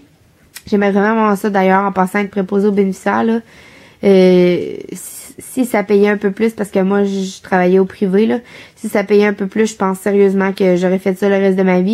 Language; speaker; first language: French; native; French